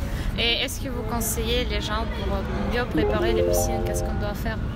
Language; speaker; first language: French; non-native, learner; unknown